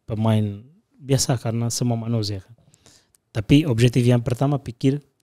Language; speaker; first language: Indonesian; non-native, fluent; Portuguese